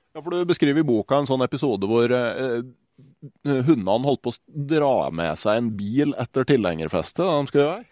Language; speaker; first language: Norwegian; native; Norwegian